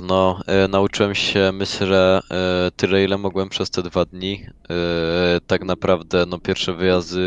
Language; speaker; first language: Polish; native; Polish